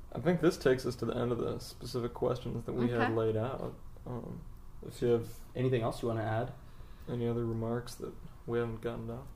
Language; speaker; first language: English; native; English